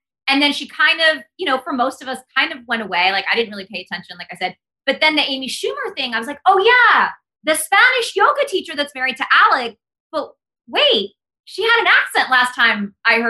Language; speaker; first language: English; early bilingual, other home language; Spanish